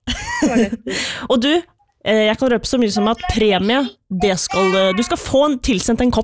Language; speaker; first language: Norwegian; native; Norwegian